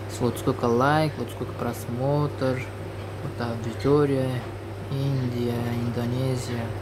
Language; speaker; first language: Russian; non-native, local second language; Uzbek